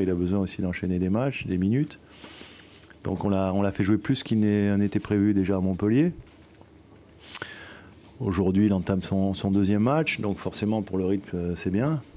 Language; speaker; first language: French; native; French